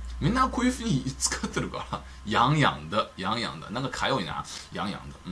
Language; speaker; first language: Japanese; non-native, fluent; Chinese